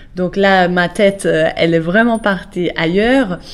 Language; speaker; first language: French; non-native, fluent; Persian